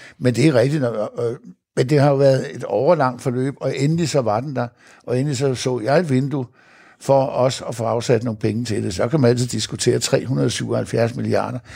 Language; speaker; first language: Danish; native; Danish